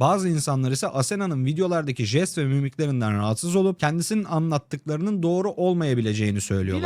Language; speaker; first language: Turkish; native; Turkish